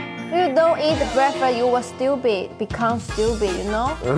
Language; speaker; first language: English; non-native, learner; Chinese